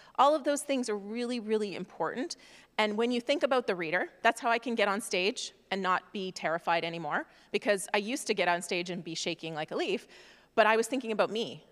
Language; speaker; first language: English; native; English